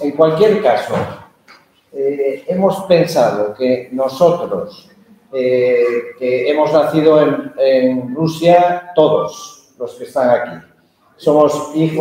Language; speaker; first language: Spanish; early bilingual, heritage; Spanish